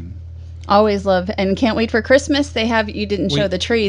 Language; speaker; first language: English; native; English